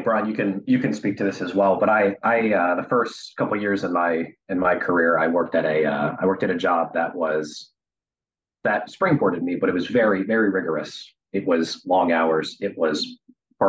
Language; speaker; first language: English; native; English